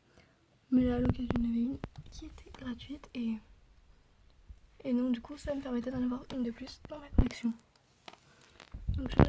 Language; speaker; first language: French; native; French